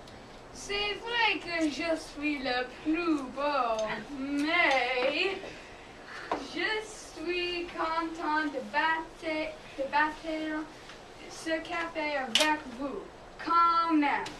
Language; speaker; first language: French; non-native, learner; English